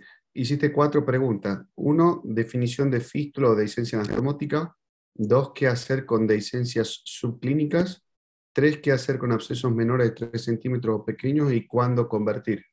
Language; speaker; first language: Spanish; native; Spanish